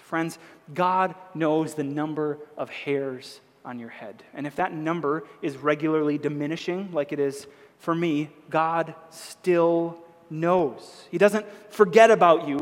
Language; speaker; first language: English; native; English